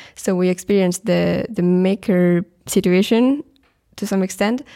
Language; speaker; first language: English; non-native, fluent; French